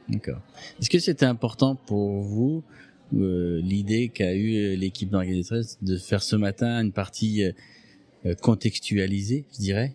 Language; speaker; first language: French; native; French